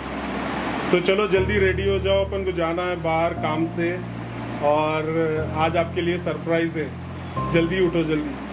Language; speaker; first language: Hindi; native; Hindi